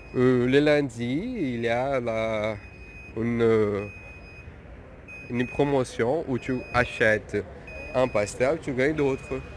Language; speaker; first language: French; non-native, fluent; Portuguese